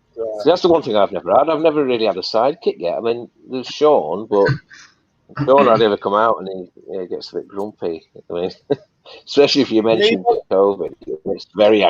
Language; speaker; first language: English; native; English